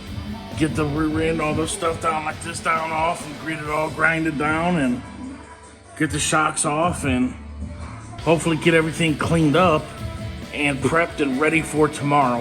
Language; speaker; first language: English; native; English